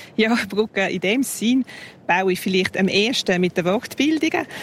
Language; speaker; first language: German; non-native, local second language; Romansh